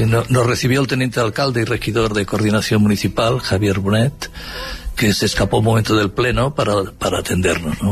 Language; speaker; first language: Spanish; native; Spanish